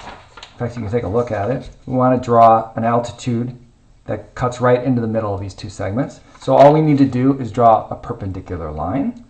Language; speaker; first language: English; native; English